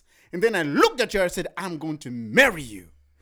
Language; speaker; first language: English; non-native, local second language; Shona